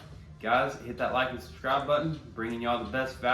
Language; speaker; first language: English; native; English